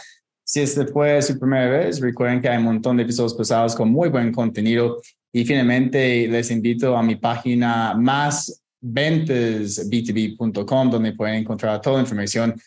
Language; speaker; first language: Spanish; non-native, fluent; English